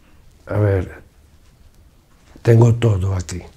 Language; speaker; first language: Spanish; non-native, fluent; Portuguese